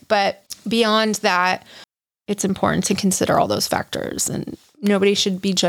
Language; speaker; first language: English; native; English